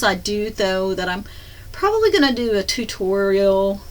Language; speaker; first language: English; native; English